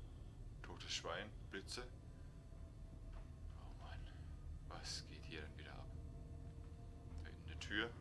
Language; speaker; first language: German; native; German